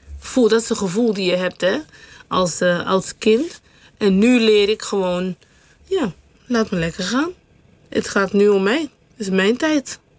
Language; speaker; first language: Dutch; non-native, local second language; English